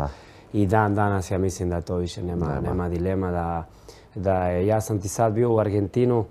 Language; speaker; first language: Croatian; non-native, fluent; Spanish